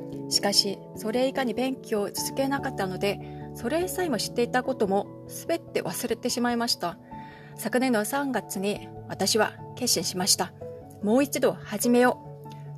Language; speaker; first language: Japanese; non-native, learner; Korean